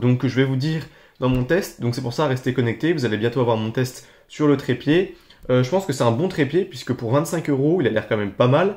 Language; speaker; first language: French; native; French